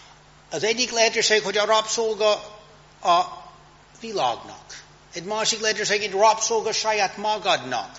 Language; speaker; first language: Hungarian; non-native, fluent; English